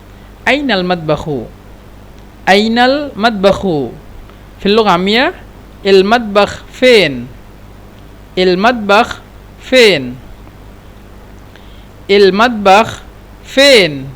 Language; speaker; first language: Arabic; non-native, fluent; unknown